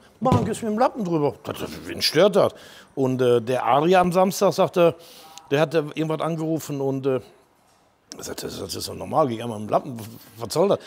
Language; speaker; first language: German; native; German